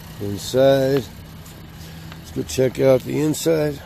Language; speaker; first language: English; native; English